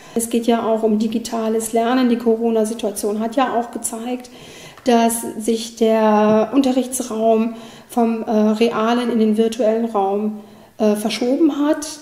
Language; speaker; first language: German; native; German